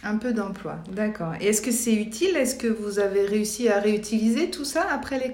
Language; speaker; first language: French; native; French